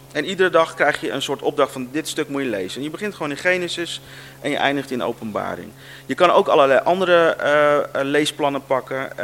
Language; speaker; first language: Dutch; native; Dutch